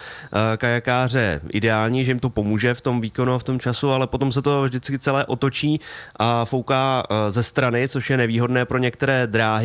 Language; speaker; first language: Czech; native; Czech